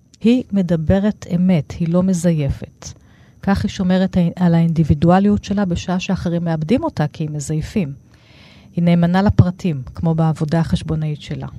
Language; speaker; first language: Hebrew; native; Hebrew